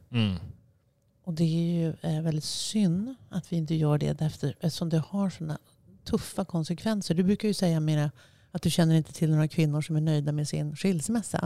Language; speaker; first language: Swedish; native; Swedish